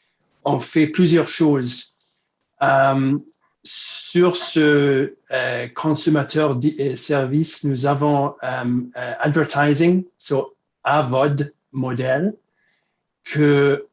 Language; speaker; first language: French; non-native, fluent; English